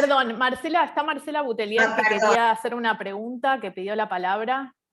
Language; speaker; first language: Spanish; native; Spanish